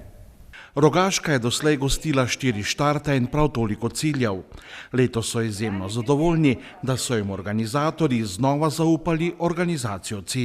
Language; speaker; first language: Slovenian; native; Slovenian